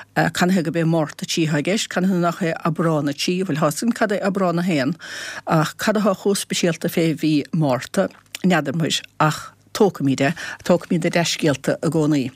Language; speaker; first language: Irish; native; Irish